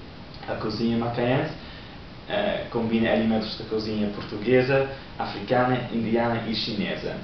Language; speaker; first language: Portuguese; non-native, learner; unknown